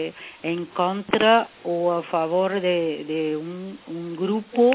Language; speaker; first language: Spanish; non-native, fluent; Portuguese